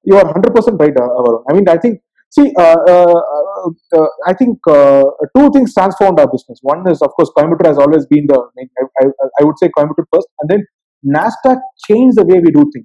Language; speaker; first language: English; non-native, local second language; Tamil